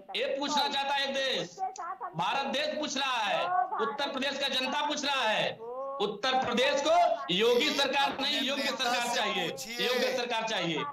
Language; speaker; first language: Hindi; native; Hindi